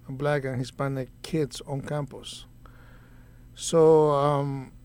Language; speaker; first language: English; non-native, fluent; Spanish